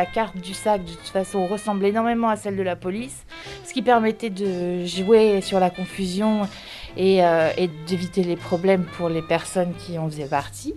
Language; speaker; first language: French; native; French